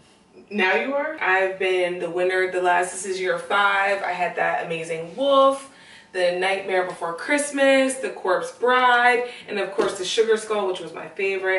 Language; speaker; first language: English; native; English